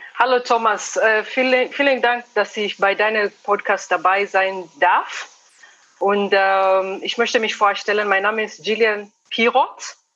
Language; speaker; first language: German; non-native, fluent; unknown